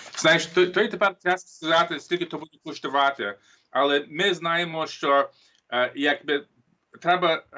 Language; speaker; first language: Ukrainian; early bilingual, heritage; Ukrainian